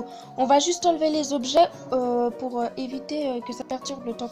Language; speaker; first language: French; native; French